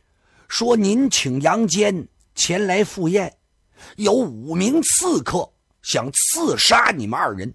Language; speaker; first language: Chinese; native; Chinese